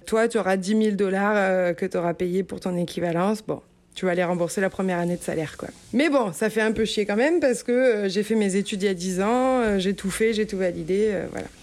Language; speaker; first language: French; native; French